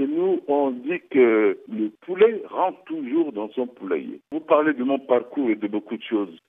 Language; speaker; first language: French; non-native, local second language; Sango